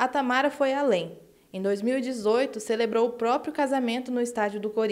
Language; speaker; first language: Portuguese; native; Portuguese